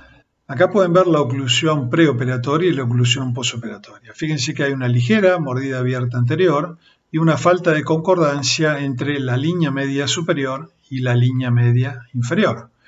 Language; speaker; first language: Spanish; native; Spanish